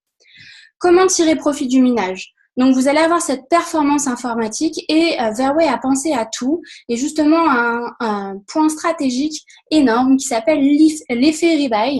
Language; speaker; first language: French; native; French